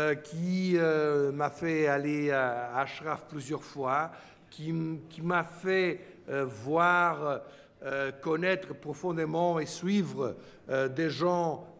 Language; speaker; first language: French; non-native, fluent; Portuguese